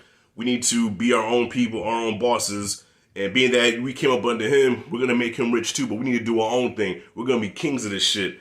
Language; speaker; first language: English; native; English